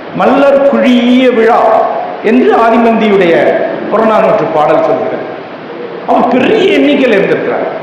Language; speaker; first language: Tamil; non-native, local second language; Malayalam